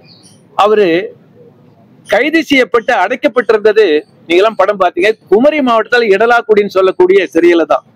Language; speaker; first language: Tamil; native; Tamil